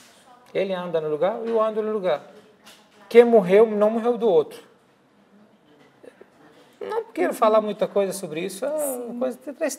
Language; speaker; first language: Portuguese; non-native, learner; Arabic